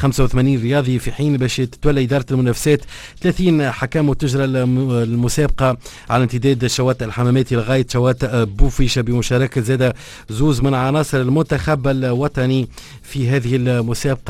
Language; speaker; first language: Arabic; native; Arabic